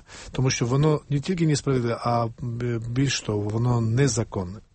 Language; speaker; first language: Ukrainian; non-native, fluent; Georgian